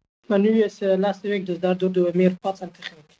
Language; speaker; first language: Dutch; non-native, fluent; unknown